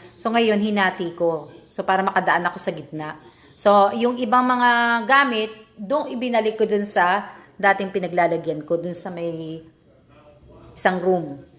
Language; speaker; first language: Filipino; native; Filipino